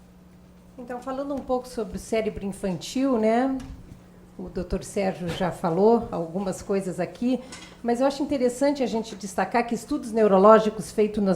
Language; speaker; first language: Portuguese; native; Portuguese